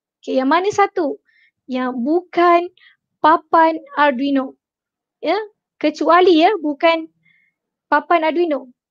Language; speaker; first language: Malay; native; Malay